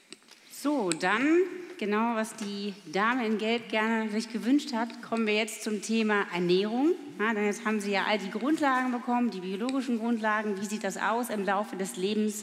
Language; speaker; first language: German; native; German